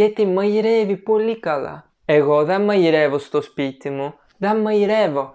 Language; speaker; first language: Greek; non-native, learner; Turkish